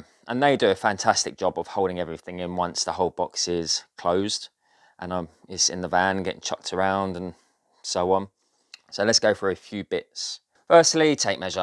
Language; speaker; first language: English; native; English